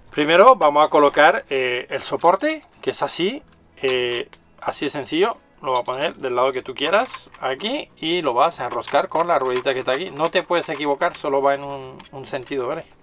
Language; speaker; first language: Spanish; non-native, fluent; French